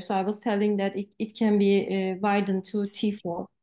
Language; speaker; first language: English; non-native, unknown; Turkish